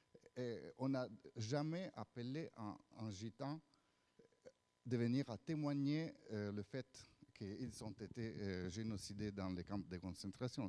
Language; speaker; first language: French; non-native, fluent; Italian